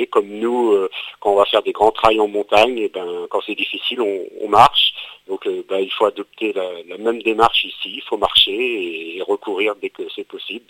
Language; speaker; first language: French; native; French